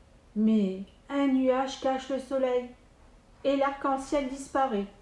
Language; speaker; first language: French; native; French